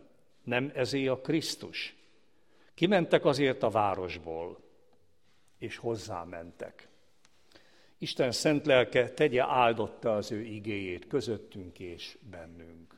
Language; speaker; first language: Hungarian; native; Hungarian